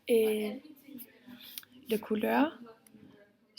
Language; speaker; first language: French; non-native, learner; Danish